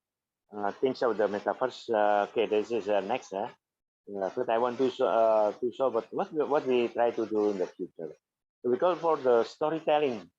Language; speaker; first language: English; non-native, fluent; Indonesian